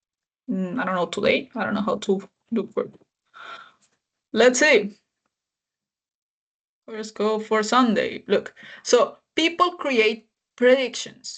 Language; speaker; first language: English; non-native, fluent; Spanish